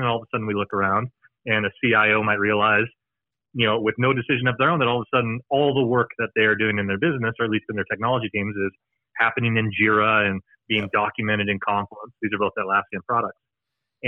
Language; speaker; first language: English; native; English